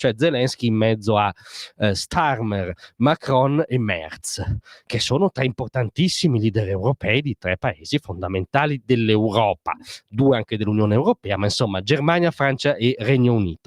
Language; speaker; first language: Italian; native; Italian